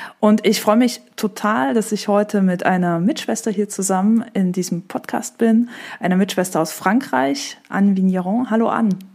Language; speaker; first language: German; native; German